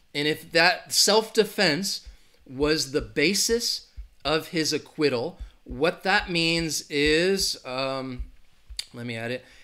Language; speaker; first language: English; native; English